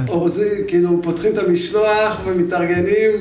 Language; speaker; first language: Hebrew; native; Hebrew